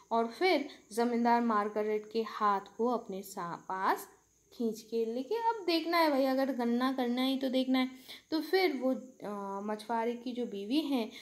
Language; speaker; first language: Hindi; non-native, local second language; Bangla